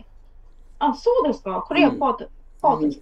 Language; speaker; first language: Japanese; non-native, learner; Burmese